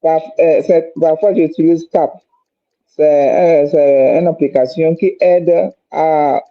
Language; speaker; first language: French; non-native, fluent; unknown